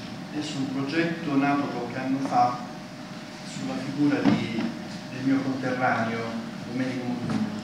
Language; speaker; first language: Italian; native; Italian